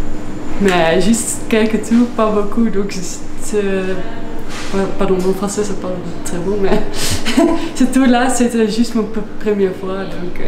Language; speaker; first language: French; non-native, learner; Dutch